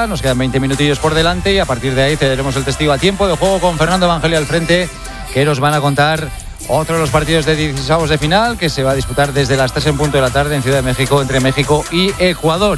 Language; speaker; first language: Spanish; native; Spanish